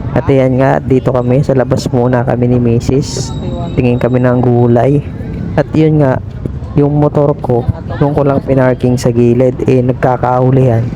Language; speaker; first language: Filipino; native; Filipino